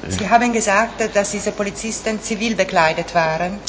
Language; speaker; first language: German; non-native, fluent; Italian